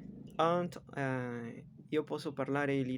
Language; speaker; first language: Italian; non-native, learner; Spanish